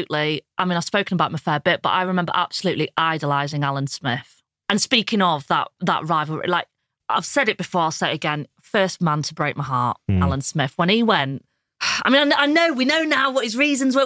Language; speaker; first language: English; native; English